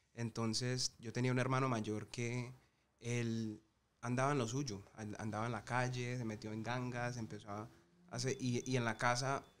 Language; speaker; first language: Spanish; early bilingual, heritage; Spanish